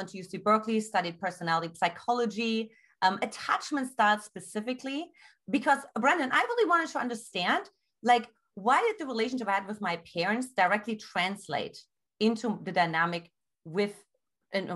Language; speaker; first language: English; non-native, fluent; German